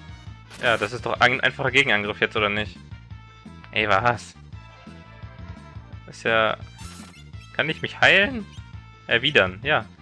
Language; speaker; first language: German; native; German